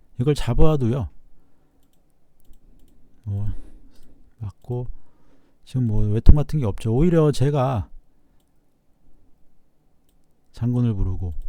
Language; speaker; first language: Korean; native; Korean